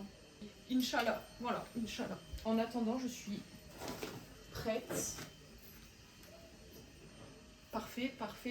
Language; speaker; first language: French; native; French